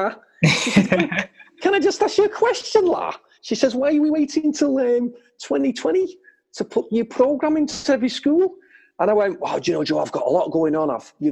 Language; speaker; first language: English; native; English